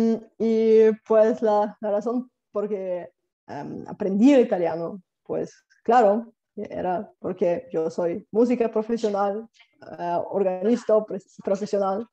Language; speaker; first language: Spanish; non-native, fluent; Bulgarian